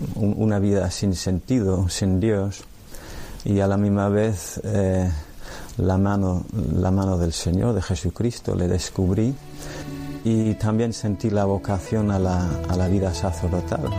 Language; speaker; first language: Spanish; non-native, fluent; English